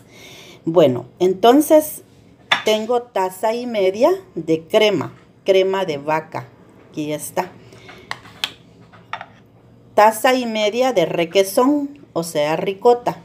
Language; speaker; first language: Spanish; native; Spanish